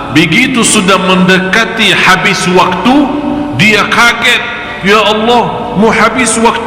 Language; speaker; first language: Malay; non-native, fluent; Arabic